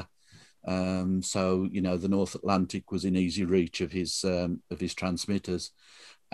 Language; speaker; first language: English; native; English